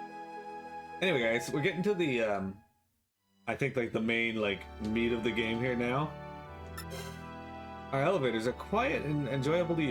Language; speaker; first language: English; native; English